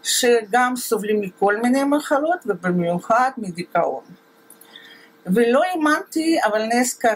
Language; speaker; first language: Hebrew; non-native, fluent; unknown